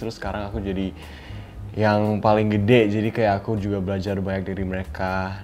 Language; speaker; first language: Indonesian; non-native, fluent; English